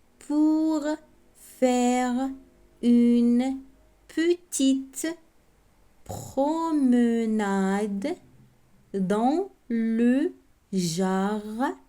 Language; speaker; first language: French; non-native, local second language; Arabic